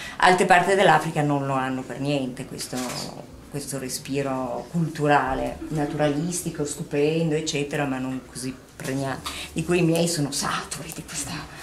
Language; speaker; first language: Italian; early bilingual, heritage; Italian